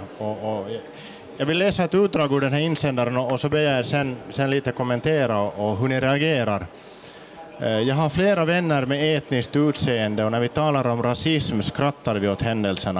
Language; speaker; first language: Swedish; native; Swedish